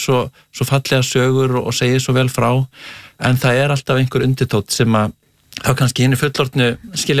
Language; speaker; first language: Icelandic; native; Icelandic